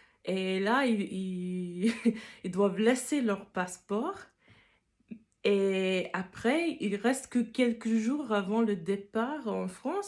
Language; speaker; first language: French; non-native, fluent; English